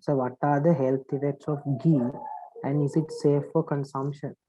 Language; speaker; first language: English; non-native, local second language; Sinhala